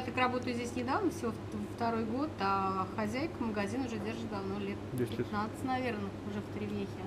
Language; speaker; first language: Russian; native; Russian